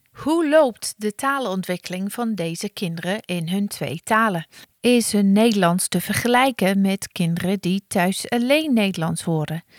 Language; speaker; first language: Dutch; non-native, fluent; English